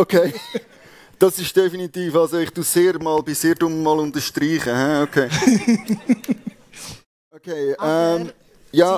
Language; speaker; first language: German; native; German